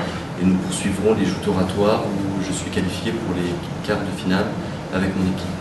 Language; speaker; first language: French; native; French